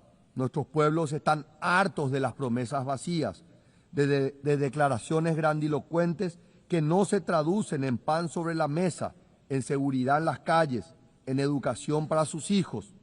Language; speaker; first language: Spanish; native; Spanish